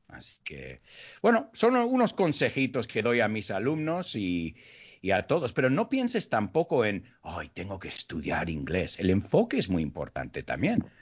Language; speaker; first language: Spanish; early bilingual, heritage; Spanish